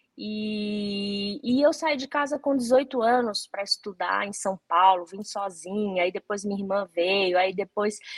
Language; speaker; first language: Portuguese; early bilingual, other home language; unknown